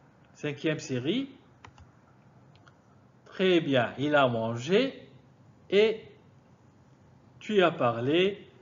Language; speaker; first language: French; non-native, fluent; Arabic